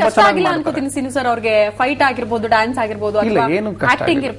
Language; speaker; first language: Kannada; native; Kannada